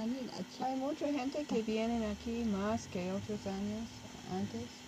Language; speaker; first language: Spanish; non-native, learner; English